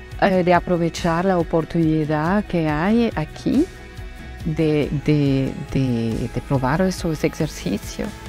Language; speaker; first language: Spanish; non-native, fluent; Italian